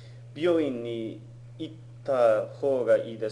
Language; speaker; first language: Japanese; non-native, learner; English